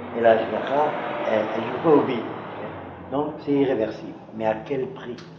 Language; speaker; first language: French; native; French